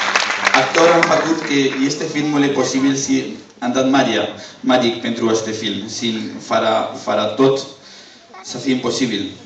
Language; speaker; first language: Romanian; non-native, learner; Spanish